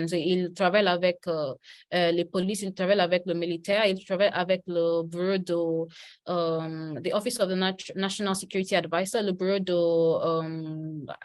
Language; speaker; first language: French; non-native, learner; Yoruba